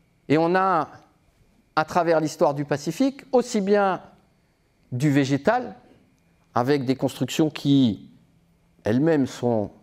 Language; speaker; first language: French; native; French